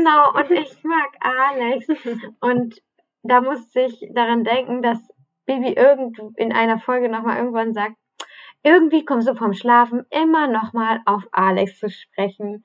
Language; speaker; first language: German; native; German